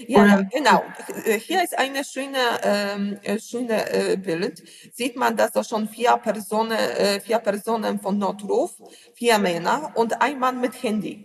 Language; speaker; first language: German; non-native, learner; Polish